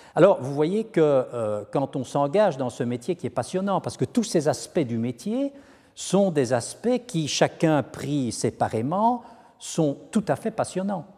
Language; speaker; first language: French; native; French